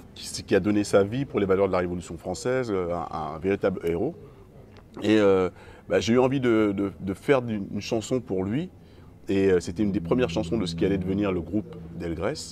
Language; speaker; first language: French; native; French